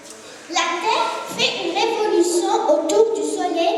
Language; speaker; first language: French; non-native, local second language; Arabic